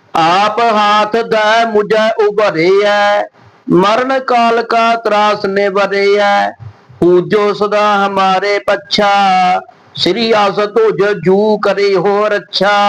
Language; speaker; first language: Hindi; non-native, local second language; Punjabi